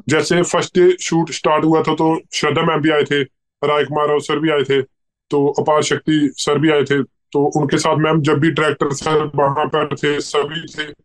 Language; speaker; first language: Hindi; native; Hindi